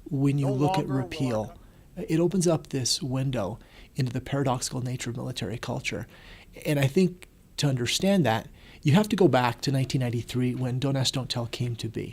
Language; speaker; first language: English; native; English